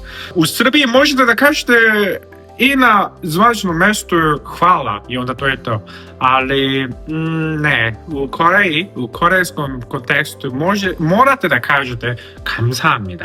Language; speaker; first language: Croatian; non-native, fluent; Korean